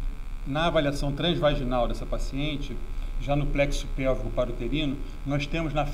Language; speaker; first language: Portuguese; native; Portuguese